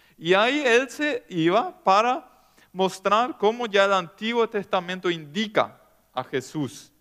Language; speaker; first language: Spanish; non-native, local second language; German